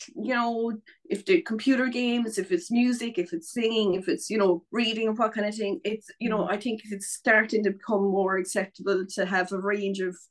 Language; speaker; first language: English; native; English